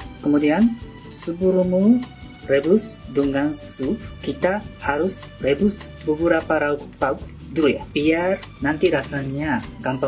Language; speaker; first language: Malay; non-native, learner; Japanese